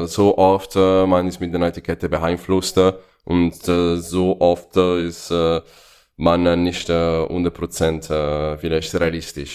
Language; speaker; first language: German; non-native, fluent; Italian